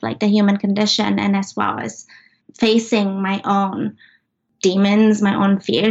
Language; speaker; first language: English; non-native, fluent; Vietnamese